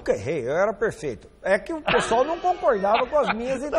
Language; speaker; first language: Portuguese; native; Portuguese